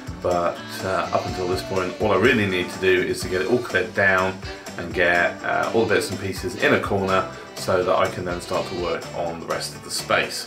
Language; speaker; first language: English; native; English